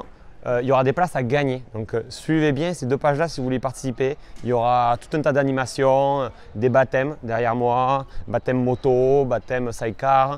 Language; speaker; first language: French; native; French